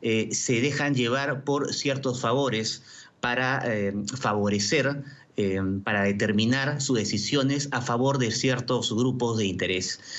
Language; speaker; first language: Spanish; native; Spanish